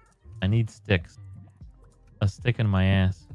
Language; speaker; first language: English; native; English